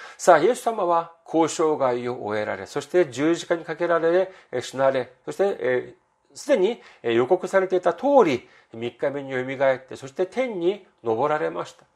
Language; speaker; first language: Japanese; non-native, fluent; Korean